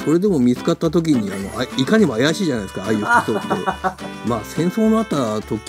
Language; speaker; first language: Japanese; native; Japanese